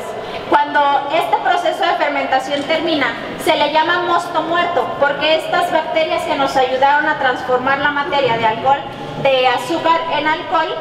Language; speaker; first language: Spanish; native; Spanish